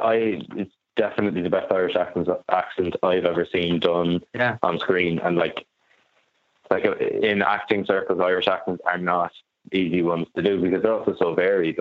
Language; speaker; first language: English; native; English